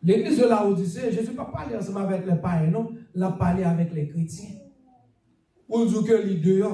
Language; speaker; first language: French; non-native, learner; English